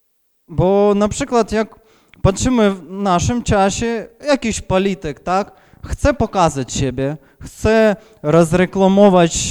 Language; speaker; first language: Polish; non-native, fluent; Ukrainian